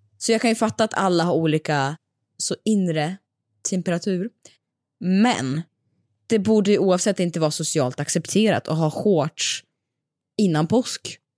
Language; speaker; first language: Swedish; early bilingual, other home language; Russian